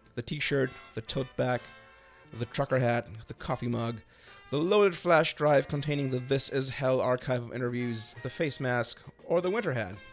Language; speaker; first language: English; non-native, fluent; German